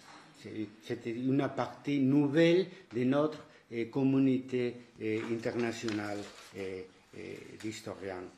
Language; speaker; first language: French; non-native, fluent; Spanish